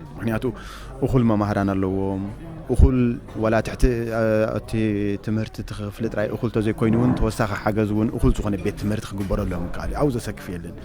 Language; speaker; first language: Tigrinya; native; Tigrinya